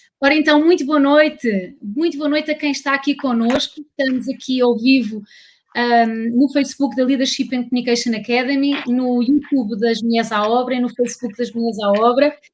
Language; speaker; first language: Portuguese; native; Portuguese